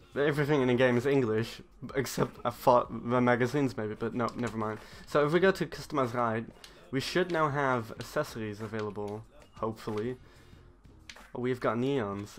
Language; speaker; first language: English; native; English